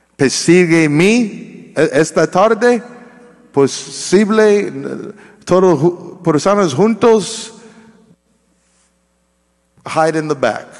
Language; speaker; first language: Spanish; non-native, learner; English